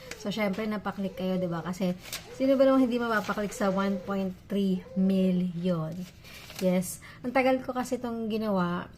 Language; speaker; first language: Filipino; non-native, local second language; Iloko